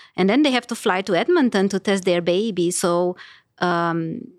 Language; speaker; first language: English; non-native, fluent; Romanian